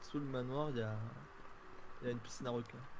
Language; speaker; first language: French; native; French